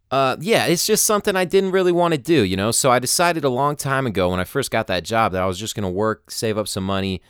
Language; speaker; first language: English; native; English